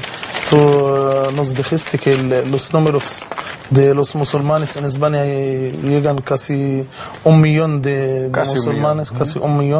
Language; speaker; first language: Spanish; non-native, fluent; Arabic